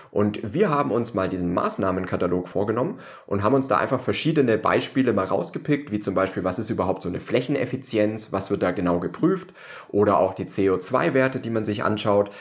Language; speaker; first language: German; native; German